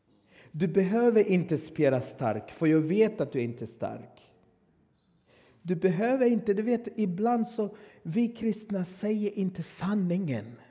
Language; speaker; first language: Swedish; non-native, fluent; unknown